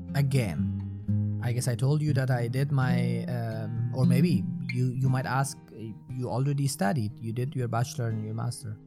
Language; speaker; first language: English; non-native, fluent; Persian